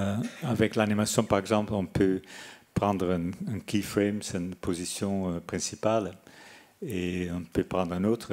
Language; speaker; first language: French; non-native, fluent; Dutch